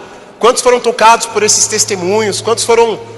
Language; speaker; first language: Portuguese; native; Portuguese